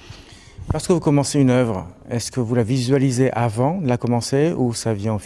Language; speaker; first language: French; native; French